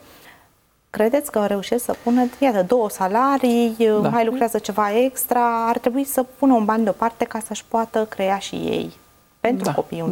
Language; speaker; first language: Romanian; native; Romanian